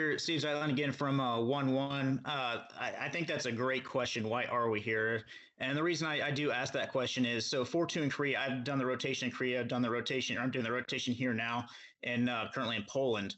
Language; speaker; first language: English; native; English